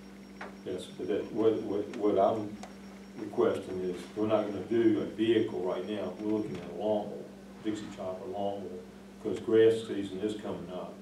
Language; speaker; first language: English; native; English